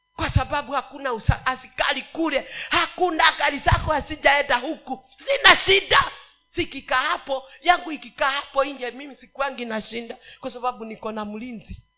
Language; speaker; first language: Swahili; non-native, local second language; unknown